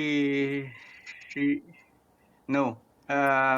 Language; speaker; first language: English; non-native, learner; Chinese